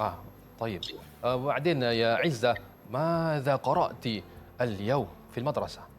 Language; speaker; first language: Arabic; non-native, fluent; Malay